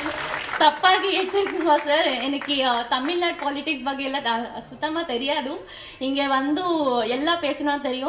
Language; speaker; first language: Tamil; non-native, learner; Kannada